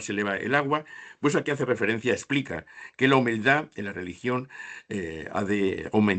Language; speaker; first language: Spanish; native; Spanish